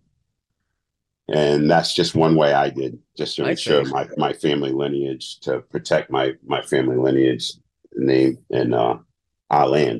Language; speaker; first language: English; native; English